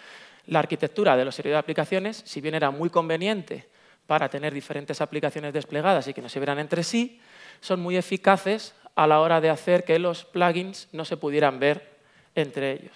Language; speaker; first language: Spanish; native; Spanish